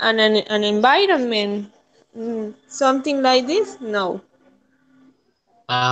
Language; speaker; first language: English; non-native, learner; Spanish